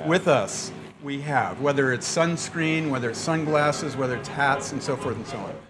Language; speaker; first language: English; native; English